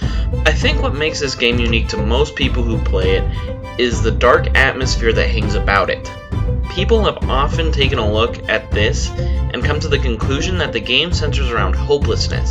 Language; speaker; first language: English; native; English